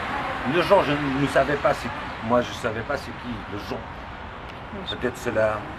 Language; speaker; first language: French; non-native, learner; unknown